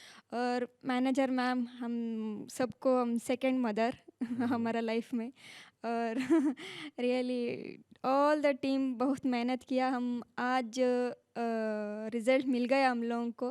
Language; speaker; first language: Hindi; non-native, local second language; Kannada